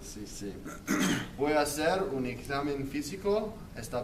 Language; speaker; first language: Spanish; non-native, learner; English